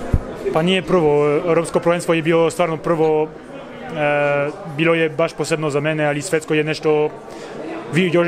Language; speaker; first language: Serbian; early bilingual, heritage; Danish